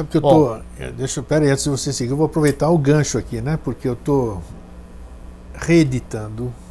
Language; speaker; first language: Portuguese; native; Portuguese